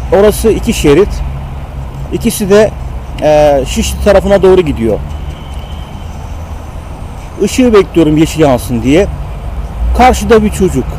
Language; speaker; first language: Turkish; native; Turkish